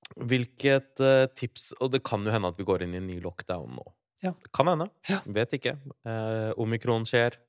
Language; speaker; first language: Norwegian; early bilingual, other home language; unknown